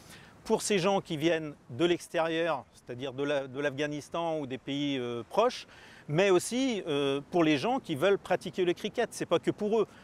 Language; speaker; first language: French; native; French